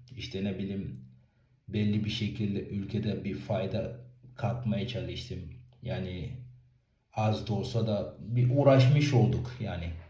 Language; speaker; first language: Turkish; non-native, fluent; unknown